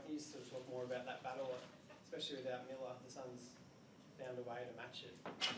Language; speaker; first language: English; native; English